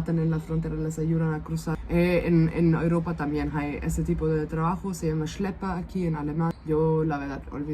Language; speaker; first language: Spanish; non-native, fluent; German